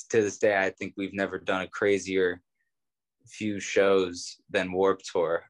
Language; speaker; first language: English; native; English